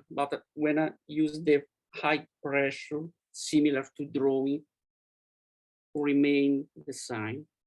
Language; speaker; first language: English; non-native, learner; Italian